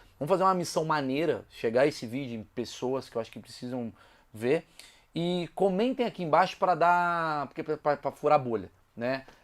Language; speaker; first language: Portuguese; native; Portuguese